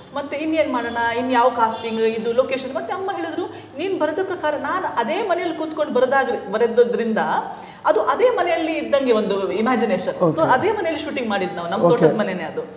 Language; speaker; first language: Kannada; non-native, local second language; Konkani